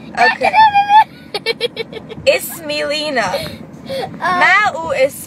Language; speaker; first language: Arabic; non-native, learner; English